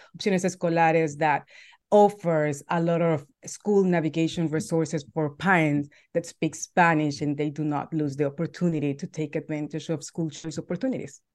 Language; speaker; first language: English; non-native, fluent; Spanish